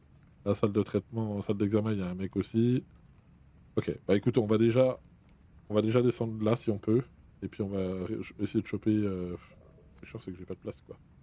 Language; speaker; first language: French; native; French